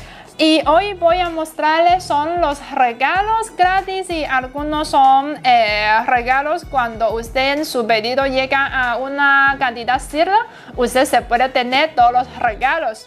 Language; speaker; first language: Spanish; non-native, learner; Chinese